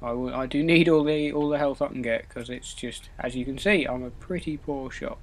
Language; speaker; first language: English; native; English